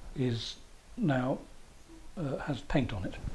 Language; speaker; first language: English; native; English